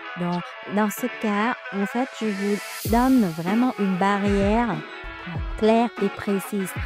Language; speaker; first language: French; non-native, fluent; Vietnamese